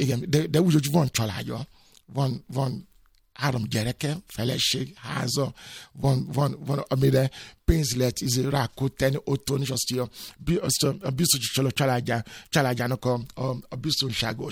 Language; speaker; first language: Hungarian; non-native, learner; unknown